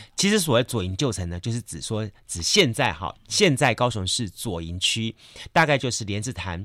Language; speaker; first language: Chinese; native; Chinese